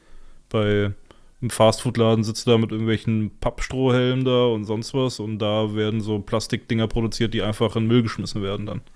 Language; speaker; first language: German; native; German